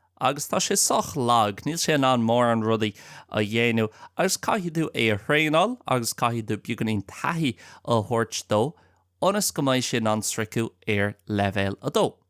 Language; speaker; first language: Irish; non-native, local second language; English